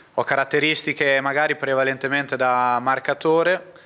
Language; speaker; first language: Italian; native; Italian